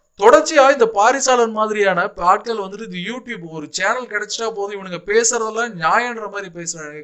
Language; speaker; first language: Tamil; native; Tamil